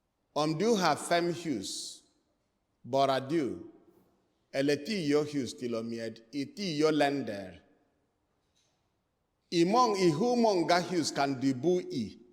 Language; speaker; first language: Swedish; non-native, fluent; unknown